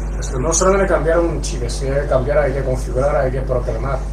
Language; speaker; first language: Spanish; non-native, fluent; Chinese